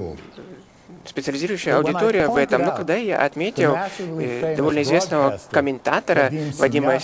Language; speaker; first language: Russian; native; Russian